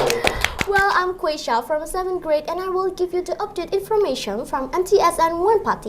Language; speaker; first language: English; non-native, learner; Indonesian